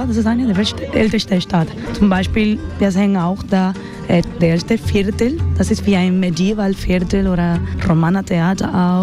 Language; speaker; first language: German; non-native, learner; Spanish